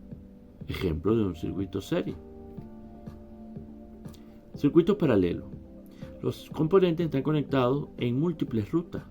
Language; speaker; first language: Spanish; native; Spanish